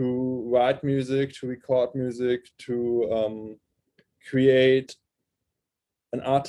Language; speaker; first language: English; non-native, fluent; German